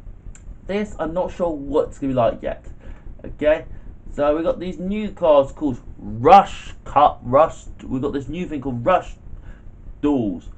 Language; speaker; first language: English; native; English